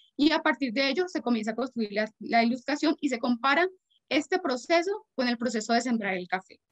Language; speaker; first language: Spanish; native; Spanish